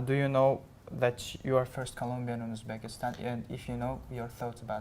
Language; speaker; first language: English; non-native, learner; Uzbek